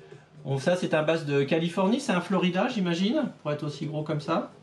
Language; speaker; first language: French; native; French